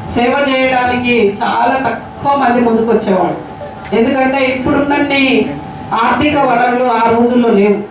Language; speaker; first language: Telugu; native; Telugu